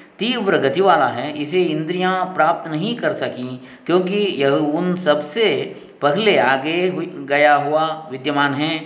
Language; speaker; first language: Hindi; non-native, local second language; Kannada